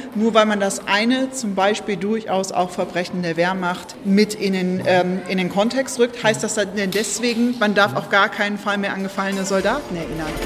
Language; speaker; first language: German; native; German